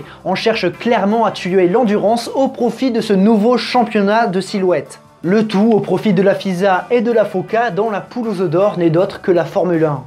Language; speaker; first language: French; native; French